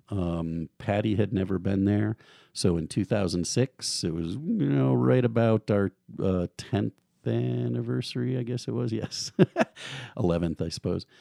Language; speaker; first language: English; native; English